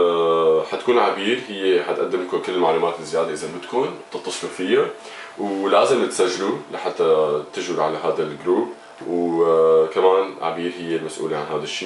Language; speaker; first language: Arabic; native; Arabic